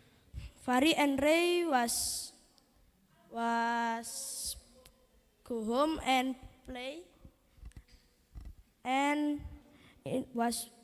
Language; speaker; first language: English; non-native, learner; Indonesian